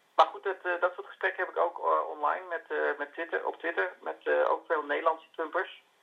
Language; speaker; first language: Dutch; native; Dutch